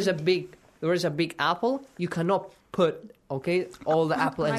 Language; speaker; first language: English; non-native, fluent; Persian